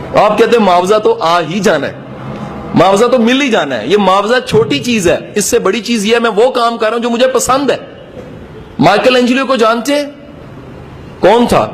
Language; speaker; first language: Urdu; non-native, local second language; Punjabi